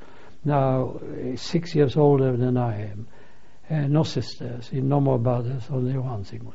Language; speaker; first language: English; non-native, fluent; Polish